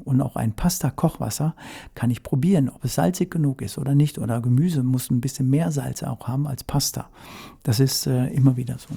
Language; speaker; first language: German; native; German